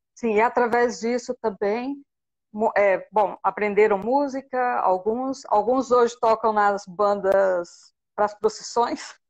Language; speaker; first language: Portuguese; native; Portuguese